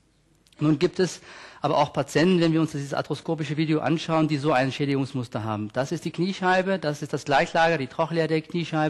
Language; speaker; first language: German; native; German